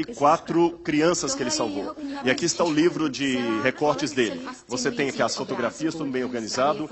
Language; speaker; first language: Portuguese; native; Portuguese